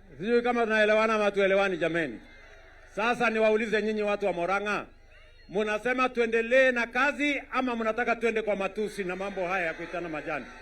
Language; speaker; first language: Swahili; non-native, local second language; Kalenjin